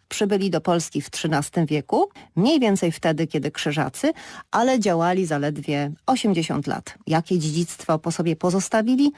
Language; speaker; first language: Polish; native; Polish